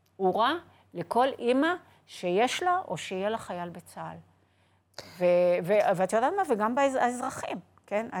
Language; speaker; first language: Hebrew; native; Hebrew